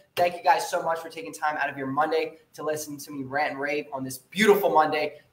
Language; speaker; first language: English; native; English